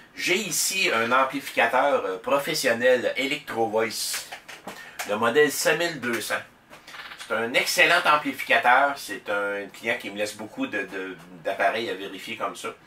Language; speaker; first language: French; native; French